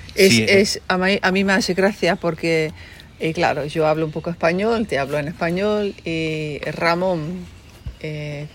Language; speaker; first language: Spanish; non-native, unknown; Dutch